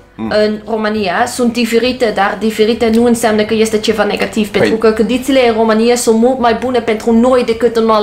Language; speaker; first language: Romanian; non-native, learner; Dutch